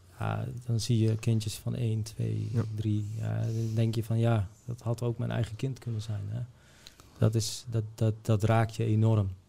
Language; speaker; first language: Dutch; early bilingual, other home language; Bosnian